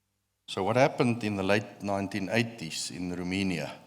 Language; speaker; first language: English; non-native, local second language; Afrikaans